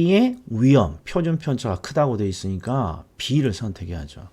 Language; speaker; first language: Korean; native; Korean